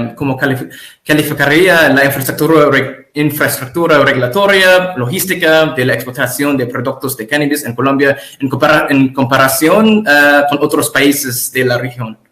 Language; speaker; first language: Spanish; non-native, fluent; English